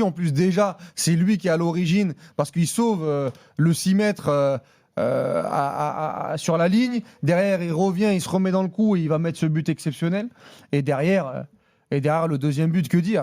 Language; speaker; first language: French; native; French